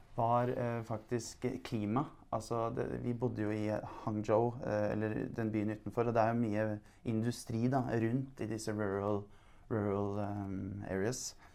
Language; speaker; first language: Norwegian; native; Norwegian